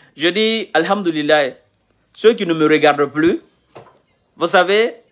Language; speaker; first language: French; non-native, local second language; Mandingo